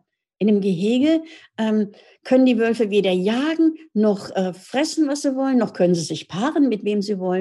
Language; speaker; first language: German; native; German